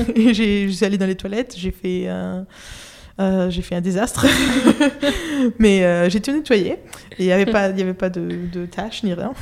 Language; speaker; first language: French; non-native, fluent; Spanish